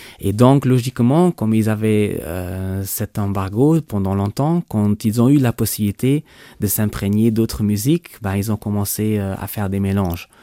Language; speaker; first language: French; non-native, local second language; Luxembourgish